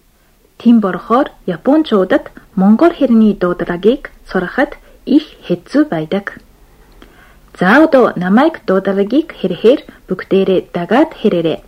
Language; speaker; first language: Mongolian; non-native, fluent; Japanese